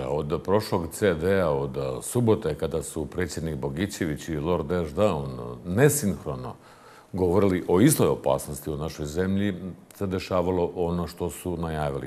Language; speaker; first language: Bosnian; native; Bosnian